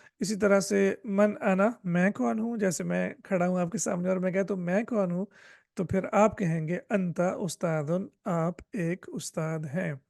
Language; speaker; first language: Urdu; native; Urdu